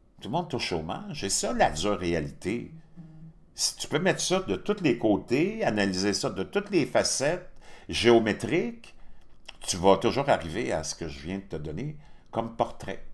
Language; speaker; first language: French; native; French